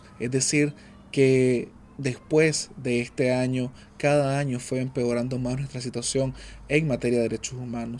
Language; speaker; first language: Spanish; native; Spanish